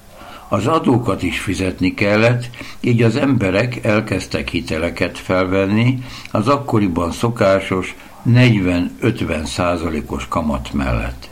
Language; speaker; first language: Hungarian; native; Hungarian